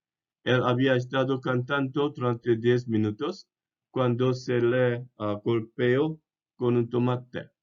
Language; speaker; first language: Spanish; non-native, fluent; English